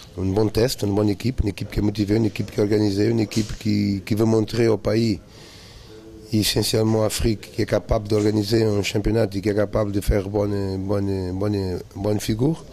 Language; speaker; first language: French; non-native, learner; Portuguese